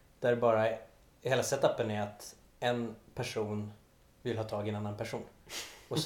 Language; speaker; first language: Swedish; native; Swedish